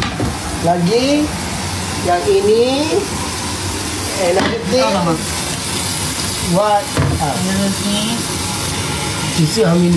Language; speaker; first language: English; non-native, local second language; Malay